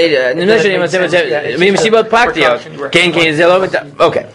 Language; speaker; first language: Hebrew; non-native, fluent; English